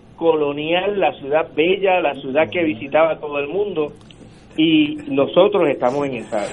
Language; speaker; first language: Spanish; native; Spanish